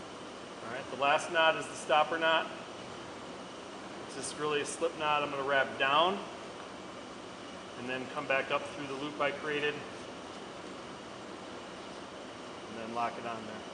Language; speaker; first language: English; native; English